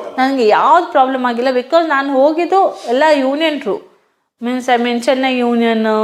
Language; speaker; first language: Kannada; non-native, local second language; Hindi